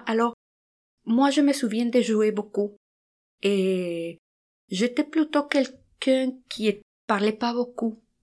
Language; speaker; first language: French; non-native, fluent; Spanish